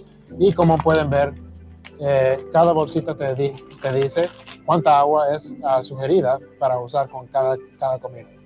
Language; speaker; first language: Spanish; early bilingual, heritage; Spanish